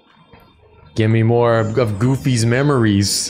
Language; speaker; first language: English; native; English